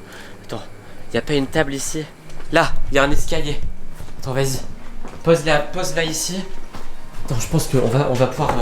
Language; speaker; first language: French; native; French